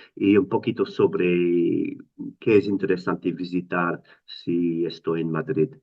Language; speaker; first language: Spanish; non-native, fluent; English